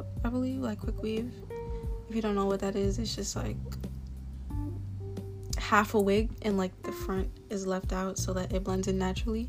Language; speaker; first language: English; native; English